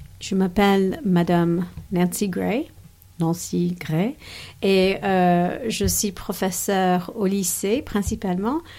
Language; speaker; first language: French; non-native, fluent; English